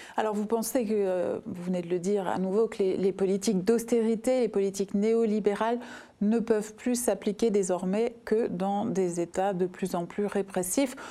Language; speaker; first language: French; native; French